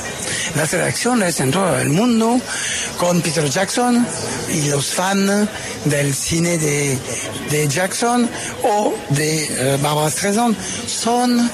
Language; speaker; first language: Spanish; non-native, fluent; French